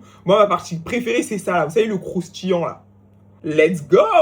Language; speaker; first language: French; native; French